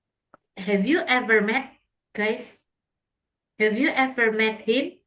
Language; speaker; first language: English; non-native, learner; Indonesian